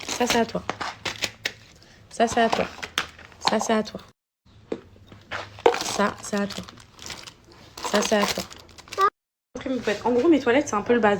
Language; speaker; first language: French; native; French